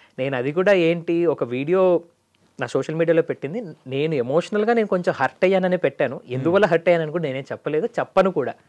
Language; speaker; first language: Telugu; native; Telugu